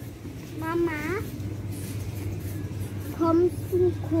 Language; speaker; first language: German; early bilingual, other home language; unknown